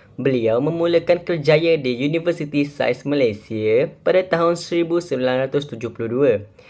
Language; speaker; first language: Malay; native; Malay